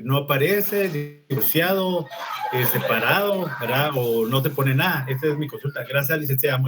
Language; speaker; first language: Spanish; native; Spanish